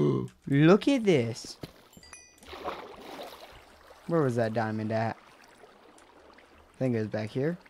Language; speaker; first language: English; native; English